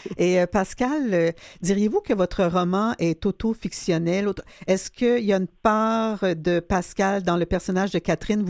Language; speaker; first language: French; native; French